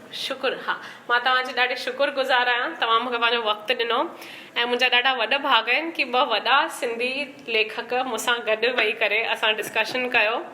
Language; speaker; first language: Sindhi; early bilingual, heritage; Sindhi